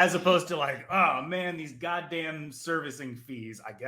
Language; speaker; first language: English; native; English